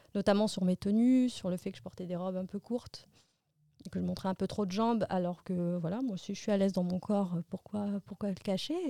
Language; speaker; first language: French; early bilingual, other home language; Arabic